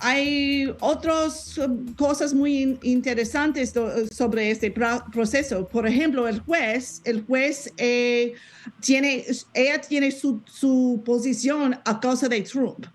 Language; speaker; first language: Spanish; non-native, learner; English